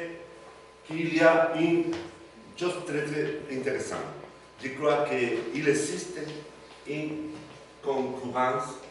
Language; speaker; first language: French; non-native, learner; Spanish